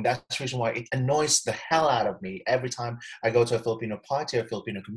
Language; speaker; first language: English; non-native, local second language; Cebuano